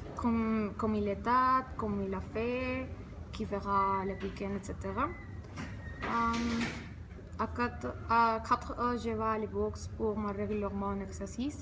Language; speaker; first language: French; non-native, learner; Spanish